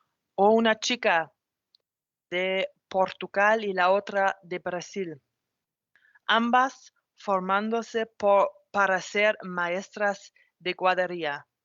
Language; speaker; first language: Spanish; non-native, fluent; German